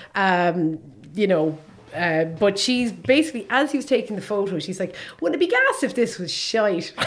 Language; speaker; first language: English; native; English